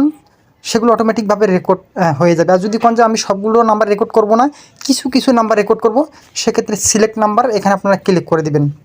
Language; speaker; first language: Bangla; native; Bangla